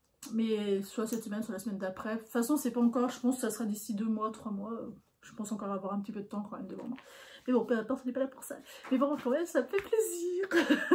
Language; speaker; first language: French; native; French